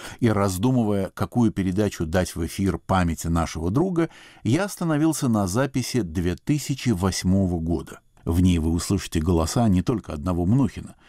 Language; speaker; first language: Russian; native; Russian